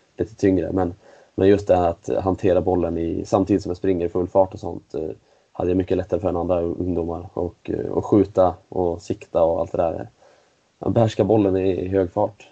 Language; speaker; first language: Swedish; native; Swedish